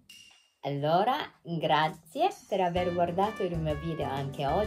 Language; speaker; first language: Italian; non-native, fluent; Japanese